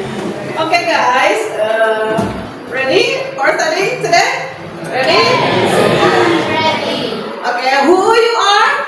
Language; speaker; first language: English; non-native, learner; Indonesian